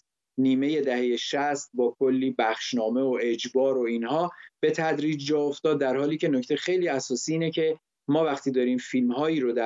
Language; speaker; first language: Persian; native; Persian